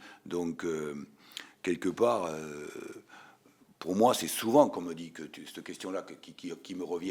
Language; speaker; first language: French; native; French